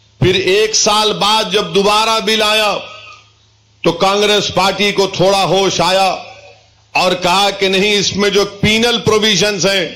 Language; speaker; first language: Urdu; native; Urdu